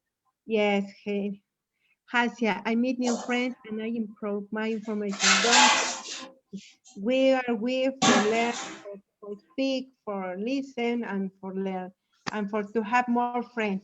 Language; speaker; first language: English; non-native, learner; Spanish